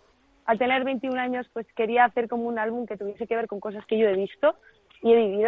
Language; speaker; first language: Spanish; native; Spanish